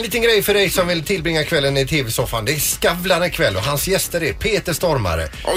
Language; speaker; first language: Swedish; native; Swedish